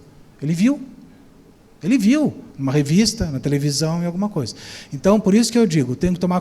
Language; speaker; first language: Portuguese; native; Portuguese